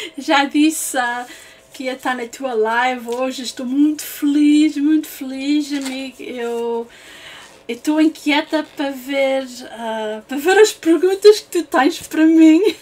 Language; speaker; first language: Portuguese; early bilingual, heritage; English